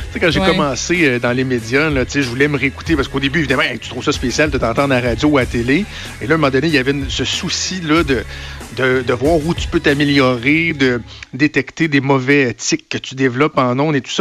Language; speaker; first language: French; native; French